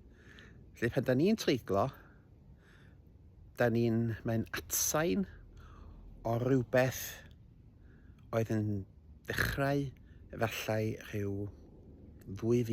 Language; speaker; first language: Welsh; native; Welsh